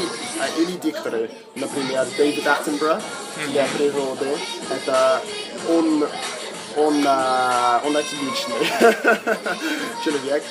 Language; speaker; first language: Russian; non-native, fluent; English